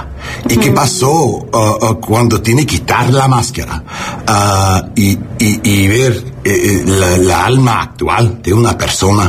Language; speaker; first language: Spanish; non-native, learner; English